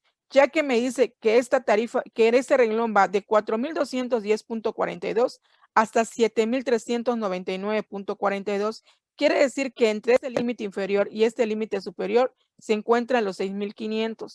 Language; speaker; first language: Spanish; native; Spanish